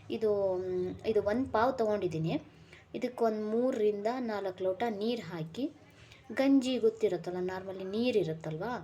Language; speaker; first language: Kannada; native; Kannada